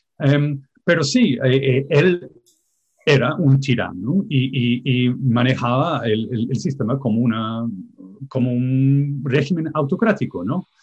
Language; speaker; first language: Spanish; non-native, fluent; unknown